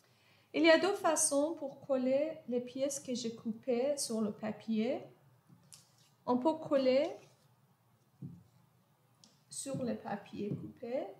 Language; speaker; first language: French; non-native, fluent; Persian